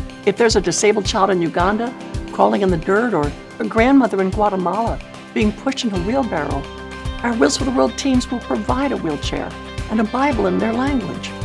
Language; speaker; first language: English; native; English